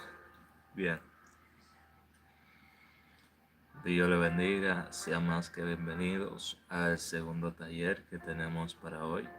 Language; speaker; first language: Spanish; native; Spanish